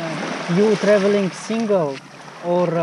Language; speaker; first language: English; non-native, learner; Russian